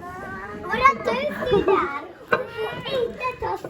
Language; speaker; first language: Swedish; early bilingual, other home language; Sinhala